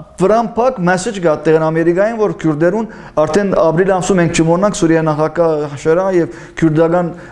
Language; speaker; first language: Armenian; early bilingual, heritage; Armenian